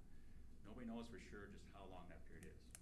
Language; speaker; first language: English; native; English